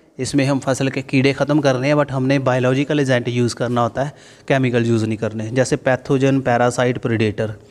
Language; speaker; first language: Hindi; non-native, local second language; Punjabi